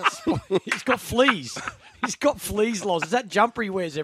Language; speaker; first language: English; native; English